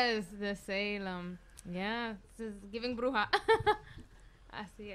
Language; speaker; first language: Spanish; early bilingual, heritage; Spanish